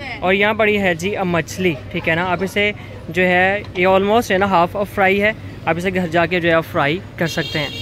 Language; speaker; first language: Urdu; non-native, local second language; Punjabi